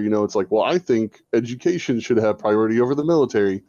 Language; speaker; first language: English; native; English